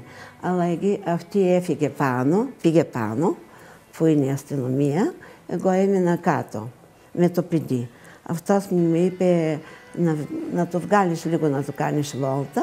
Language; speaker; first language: Greek; non-native, learner; Bulgarian